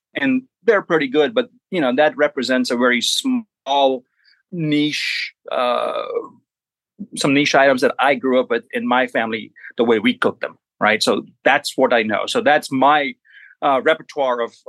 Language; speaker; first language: English; non-native, local second language; Gujarati